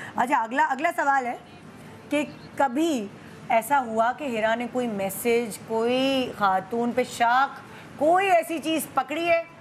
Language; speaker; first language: Urdu; native; Urdu